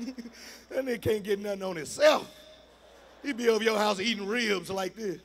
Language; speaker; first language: English; native; English